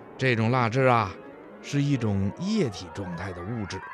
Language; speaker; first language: Chinese; native; Chinese